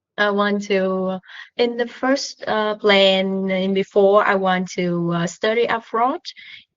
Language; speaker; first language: English; non-native, learner; Vietnamese